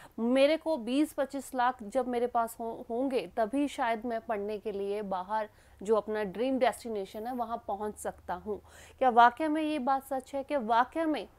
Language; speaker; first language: Hindi; non-native, local second language; Punjabi